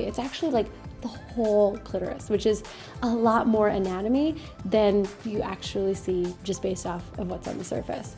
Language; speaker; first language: English; native; English